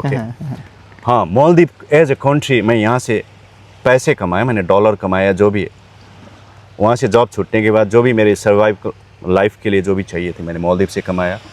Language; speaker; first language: Hindi; non-native, local second language; Nepali